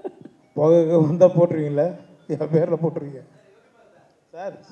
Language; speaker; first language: Tamil; native; Tamil